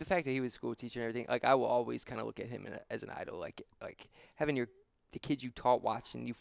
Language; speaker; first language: English; native; English